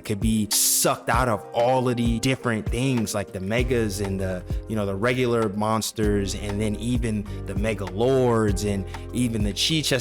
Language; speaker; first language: English; native; English